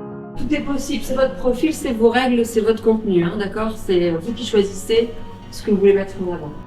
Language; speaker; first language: French; native; French